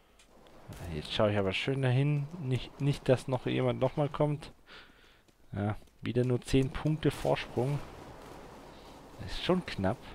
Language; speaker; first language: German; native; German